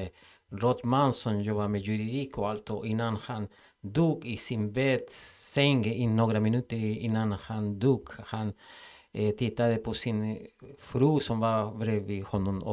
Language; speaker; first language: Swedish; non-native, fluent; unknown